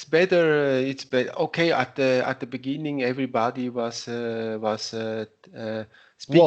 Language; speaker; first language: English; non-native, learner; Italian